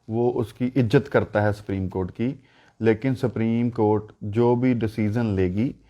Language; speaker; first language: Hindi; non-native, local second language; Punjabi